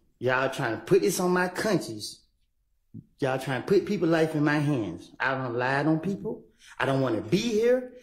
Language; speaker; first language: English; native; English